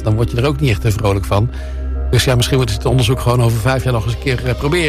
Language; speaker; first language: Dutch; native; Dutch